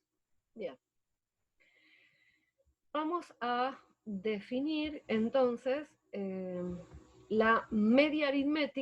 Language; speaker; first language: Spanish; native; Spanish